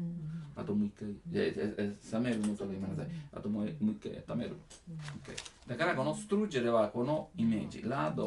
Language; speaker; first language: Japanese; non-native, learner; Italian